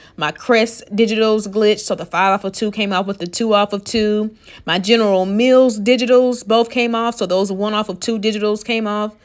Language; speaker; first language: English; native; English